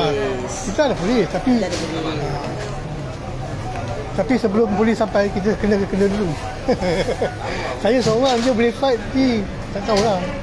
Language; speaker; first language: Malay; non-native, local second language; Tamil